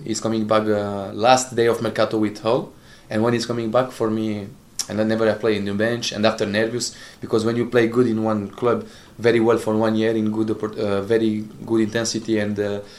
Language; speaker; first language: English; non-native, learner; Italian